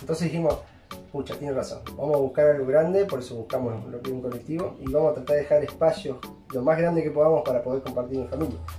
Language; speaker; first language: Spanish; native; Spanish